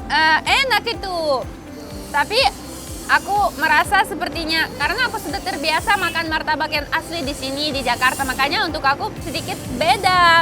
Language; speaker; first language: Indonesian; non-native, fluent; Russian